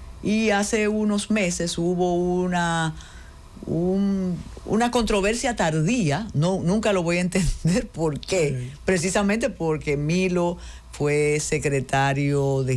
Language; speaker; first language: Spanish; native; Spanish